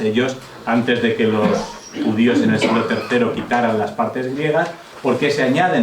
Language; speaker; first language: Spanish; native; Spanish